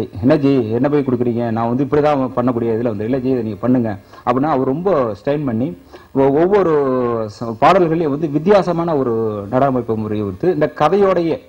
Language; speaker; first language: Tamil; native; Tamil